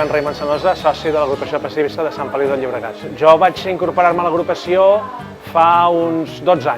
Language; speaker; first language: Catalan; native; Catalan